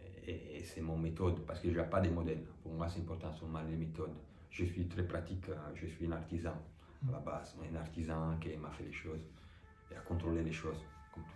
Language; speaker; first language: French; non-native, fluent; Italian